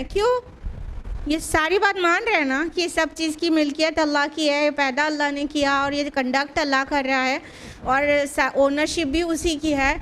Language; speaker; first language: Urdu; native; Urdu